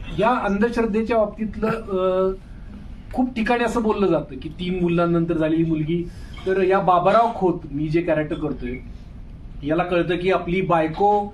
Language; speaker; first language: Marathi; native; Marathi